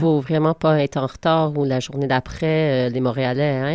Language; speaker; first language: French; native; French